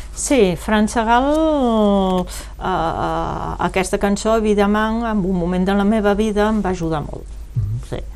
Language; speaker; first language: Catalan; non-native, local second language; French